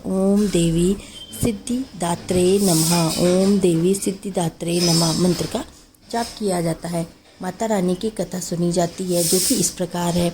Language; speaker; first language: Hindi; native; Hindi